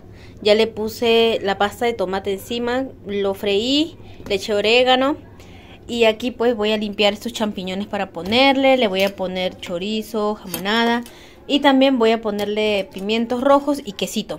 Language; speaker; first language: Spanish; native; Spanish